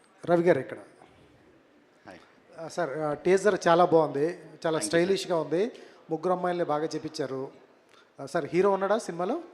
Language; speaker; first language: Telugu; native; Telugu